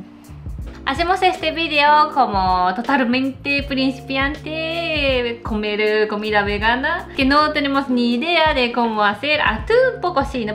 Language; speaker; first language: Spanish; non-native, fluent; Japanese